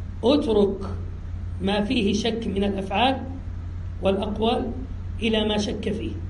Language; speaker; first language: Arabic; native; Arabic